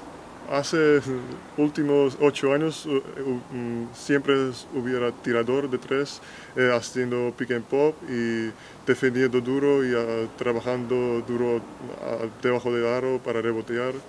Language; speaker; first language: Spanish; non-native, fluent; Georgian